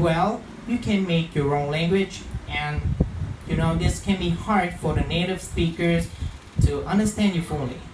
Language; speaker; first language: English; non-native, fluent; Vietnamese